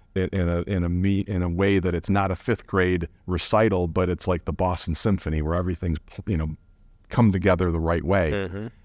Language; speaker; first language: English; native; English